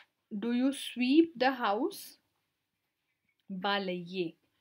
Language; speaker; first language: English; non-native, local second language; Hindi